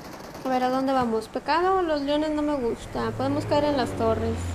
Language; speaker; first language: Spanish; native; Spanish